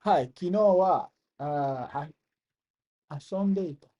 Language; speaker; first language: Japanese; non-native, learner; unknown